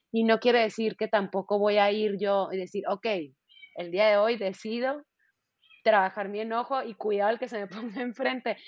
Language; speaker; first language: Spanish; native; Spanish